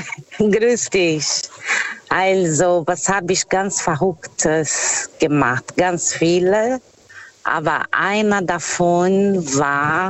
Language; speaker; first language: German; non-native, fluent; Portuguese